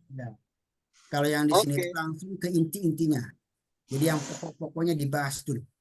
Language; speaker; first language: Indonesian; native; Indonesian